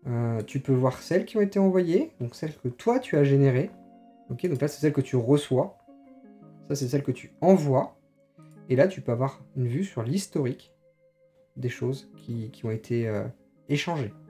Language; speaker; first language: French; native; French